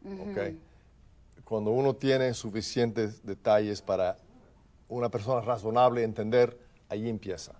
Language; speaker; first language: Spanish; non-native, fluent; English